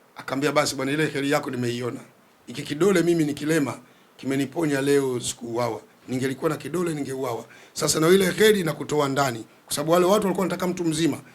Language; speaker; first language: Swahili; native; Swahili